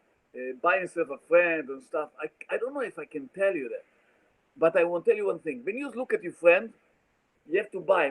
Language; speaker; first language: English; non-native, learner; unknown